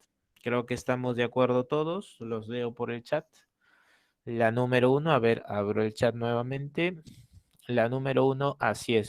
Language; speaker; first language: Spanish; native; Spanish